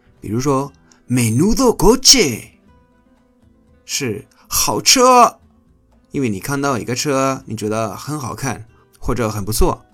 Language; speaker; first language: Chinese; non-native, fluent; Spanish